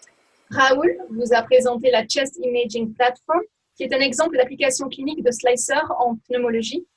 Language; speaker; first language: French; native; French